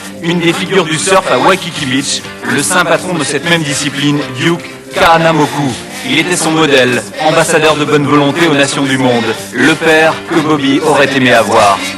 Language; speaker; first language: French; native; French